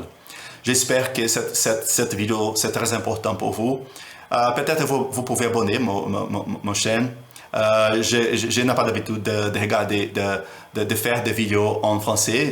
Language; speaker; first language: French; non-native, learner; Portuguese